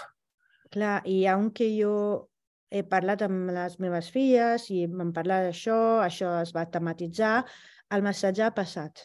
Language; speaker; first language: Catalan; non-native, fluent; Italian